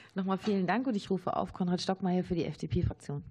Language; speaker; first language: German; native; German